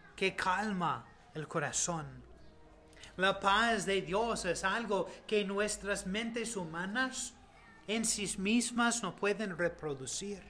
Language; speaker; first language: Spanish; non-native, learner; English